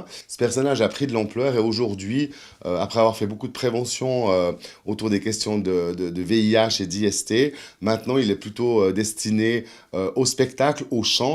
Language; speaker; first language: French; native; French